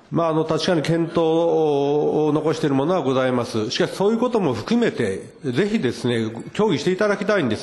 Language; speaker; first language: Japanese; native; Japanese